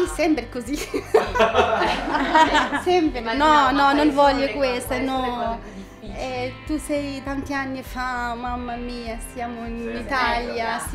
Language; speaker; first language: Italian; non-native, learner; Arabic